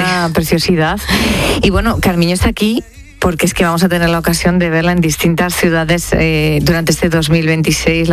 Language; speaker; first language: Spanish; native; Spanish